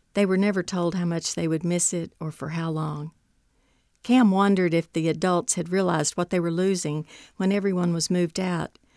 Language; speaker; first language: English; native; English